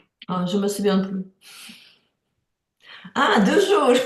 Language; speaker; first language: French; non-native, learner; Ukrainian